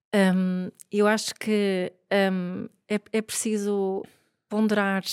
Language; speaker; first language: Portuguese; non-native, fluent; Swedish